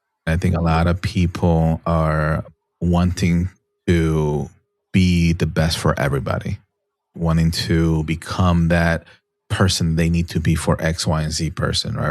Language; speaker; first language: English; non-native, fluent; Spanish